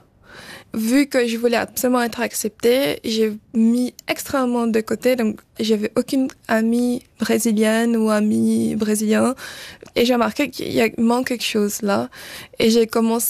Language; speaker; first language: French; early bilingual, other home language; Portuguese